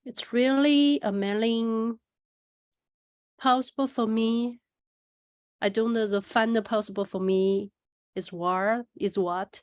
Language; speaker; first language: English; non-native, learner; Chinese